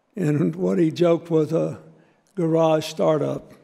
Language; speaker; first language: English; native; English